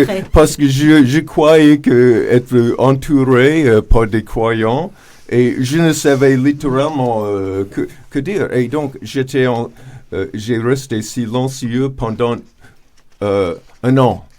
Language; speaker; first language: French; non-native, fluent; English